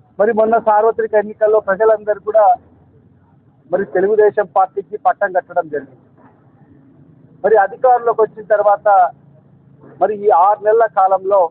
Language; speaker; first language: Telugu; native; Telugu